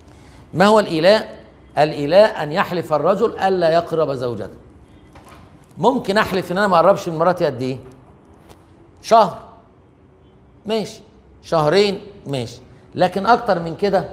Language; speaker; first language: Arabic; native; Arabic